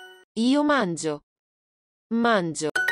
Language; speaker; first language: Italian; non-native, learner; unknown